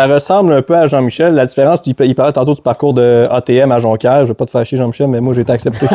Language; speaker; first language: French; native; French